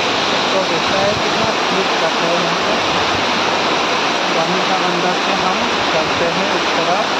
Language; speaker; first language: Hindi; non-native, local second language; Kok Borok